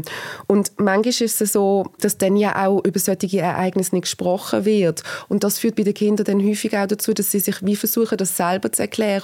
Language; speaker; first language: German; native; German